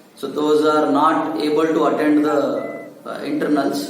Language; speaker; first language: English; non-native, local second language; Kannada